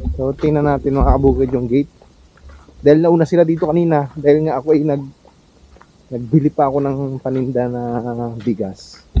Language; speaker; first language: Filipino; native; Filipino